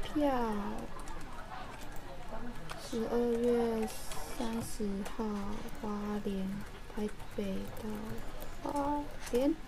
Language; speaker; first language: Chinese; native; Chinese